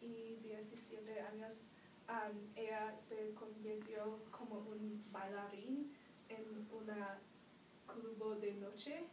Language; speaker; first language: Spanish; non-native, learner; English